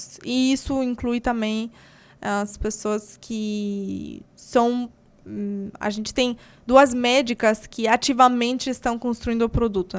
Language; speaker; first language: Portuguese; non-native, fluent; Polish